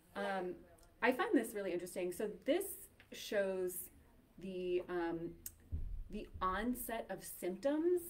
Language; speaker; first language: English; native; English